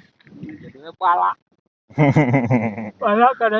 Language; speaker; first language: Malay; non-native, local second language; Sundanese